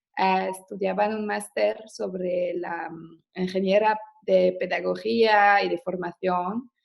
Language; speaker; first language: Spanish; non-native, fluent; French